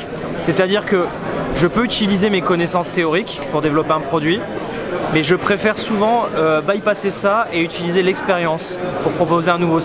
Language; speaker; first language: French; native; French